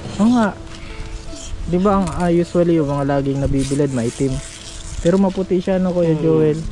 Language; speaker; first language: Filipino; native; Filipino